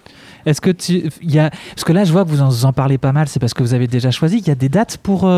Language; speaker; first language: French; native; French